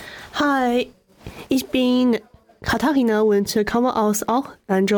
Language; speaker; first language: German; non-native, learner; Chinese